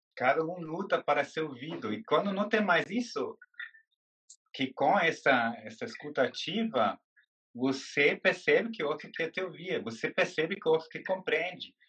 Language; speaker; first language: Portuguese; non-native, fluent; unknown